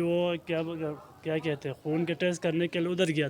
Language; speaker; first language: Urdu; non-native, local second language; Balti